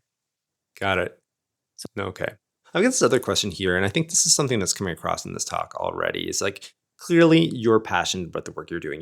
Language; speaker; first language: English; native; English